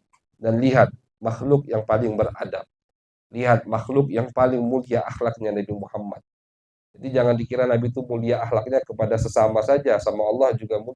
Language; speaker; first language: Indonesian; native; Indonesian